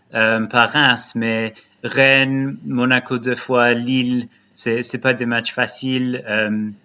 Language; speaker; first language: French; early bilingual, heritage; English